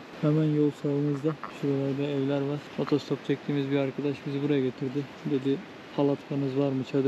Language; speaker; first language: Turkish; native; Turkish